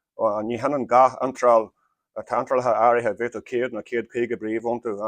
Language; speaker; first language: Irish; native; Irish